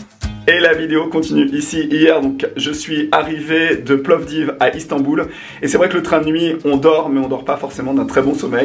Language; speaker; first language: French; native; French